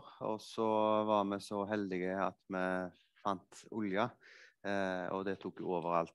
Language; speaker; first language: Norwegian; native; Norwegian